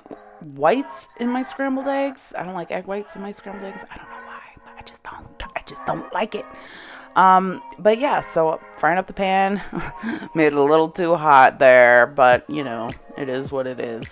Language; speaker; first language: English; native; English